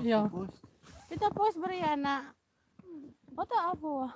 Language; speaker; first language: Finnish; non-native, learner; Filipino